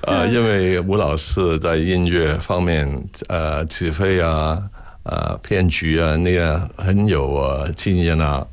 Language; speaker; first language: Chinese; non-native, local second language; Cantonese